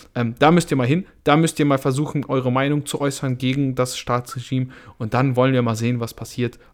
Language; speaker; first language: German; non-native, fluent; Russian